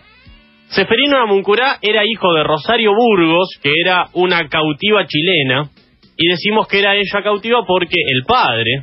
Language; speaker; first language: Spanish; native; Spanish